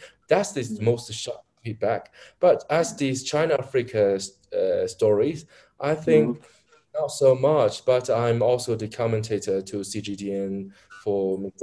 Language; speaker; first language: English; non-native, learner; Chinese